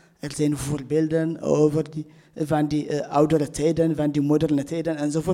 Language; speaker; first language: Dutch; non-native, fluent; Tigrinya